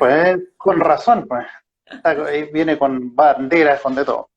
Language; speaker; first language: Spanish; native; Spanish